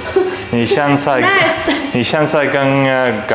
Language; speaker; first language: Chinese; non-native, learner; English